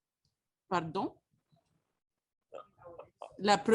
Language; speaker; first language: French; non-native, fluent; Arabic